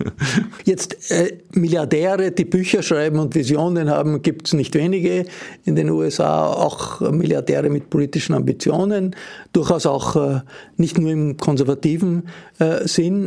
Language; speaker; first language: German; native; German